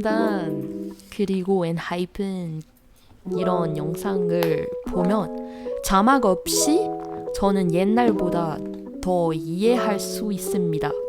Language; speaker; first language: Korean; non-native, learner; Malagasy